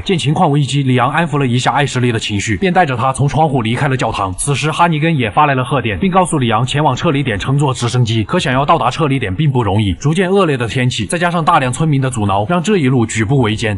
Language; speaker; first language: Chinese; native; Chinese